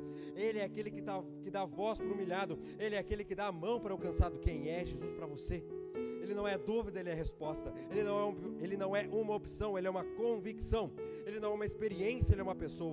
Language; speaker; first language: Portuguese; native; Portuguese